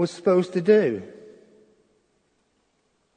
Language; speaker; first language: English; native; English